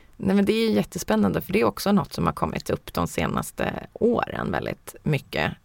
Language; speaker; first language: Swedish; early bilingual, heritage; Swedish